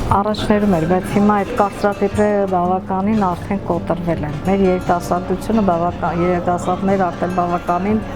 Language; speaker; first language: Armenian; non-native, local second language; Kurdish